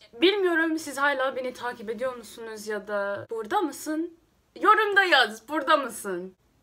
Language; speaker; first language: Turkish; early bilingual, heritage; Turkish